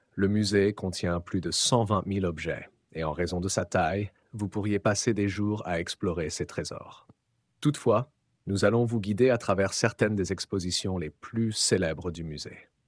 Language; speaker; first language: French; non-native, fluent; Arabic